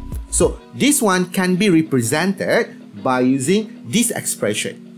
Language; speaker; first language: English; non-native, local second language; Malay